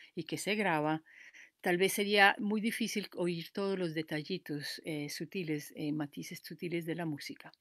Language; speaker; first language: Spanish; native; Spanish